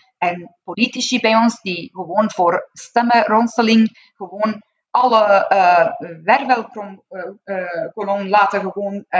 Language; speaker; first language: Dutch; non-native, fluent; Persian